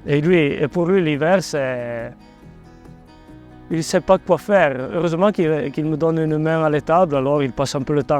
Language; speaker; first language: French; non-native, local second language; Italian